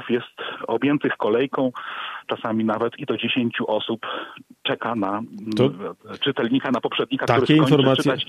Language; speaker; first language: Polish; native; Polish